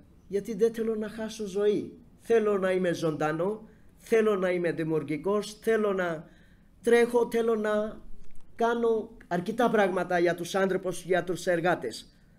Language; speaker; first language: Greek; non-native, fluent; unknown